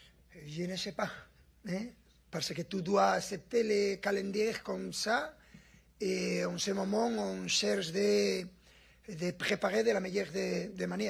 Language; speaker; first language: French; non-native, fluent; Spanish